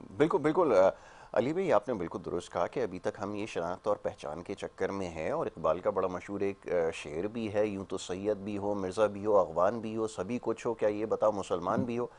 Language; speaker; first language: Urdu; native; Urdu